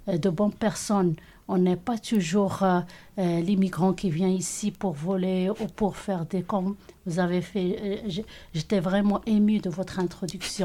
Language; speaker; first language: French; non-native, local second language; Arabic